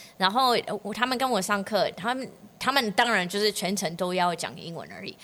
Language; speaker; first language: Chinese; non-native, fluent; English